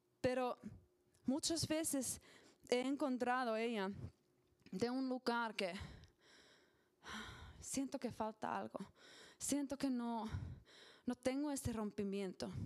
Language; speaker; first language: Spanish; non-native, learner; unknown